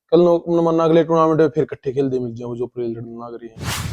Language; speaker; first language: Hindi; non-native, local second language; Punjabi